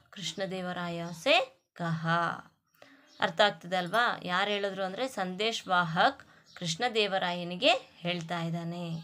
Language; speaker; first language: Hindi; non-native, local second language; Kannada